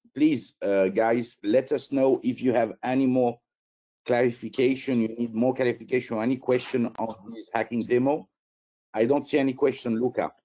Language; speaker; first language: English; non-native, fluent; Italian